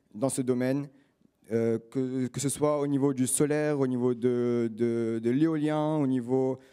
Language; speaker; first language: French; non-native, local second language; Arabic